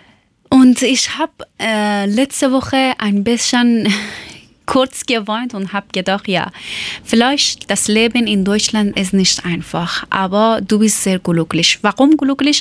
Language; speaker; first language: German; non-native, learner; Persian